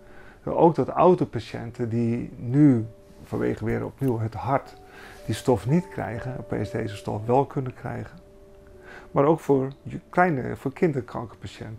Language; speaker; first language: Dutch; native; Dutch